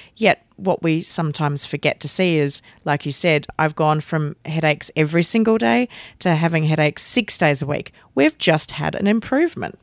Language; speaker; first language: English; native; English